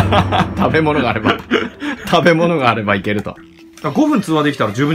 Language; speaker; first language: Japanese; native; Japanese